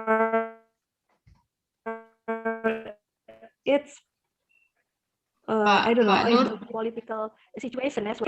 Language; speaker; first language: English; non-native, learner; Indonesian